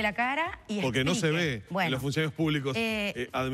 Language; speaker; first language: Spanish; native; Spanish